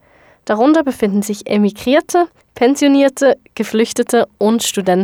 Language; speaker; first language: German; native; German